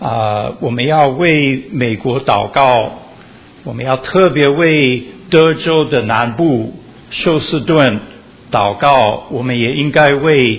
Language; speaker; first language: Chinese; early bilingual, heritage; Chinese